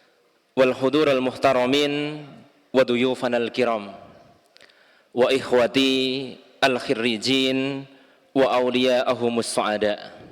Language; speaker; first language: Arabic; non-native, fluent; Indonesian